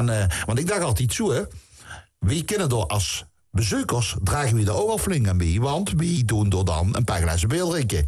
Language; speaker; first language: Dutch; native; Dutch